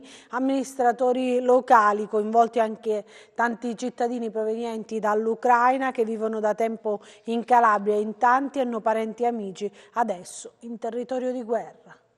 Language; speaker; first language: Italian; native; Italian